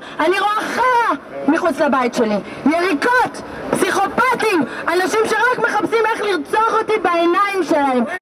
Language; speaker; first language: Hebrew; native; Hebrew